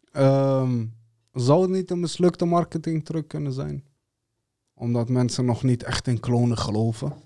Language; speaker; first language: Dutch; early bilingual, other home language; Serbian